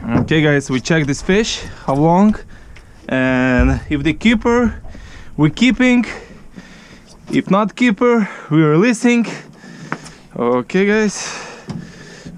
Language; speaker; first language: English; non-native, learner; Ukrainian